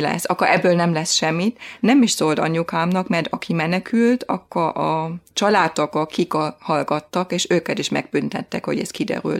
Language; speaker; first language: Hungarian; non-native, fluent; German